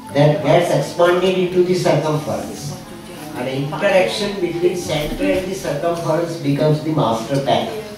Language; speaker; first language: English; non-native, local second language; Gujarati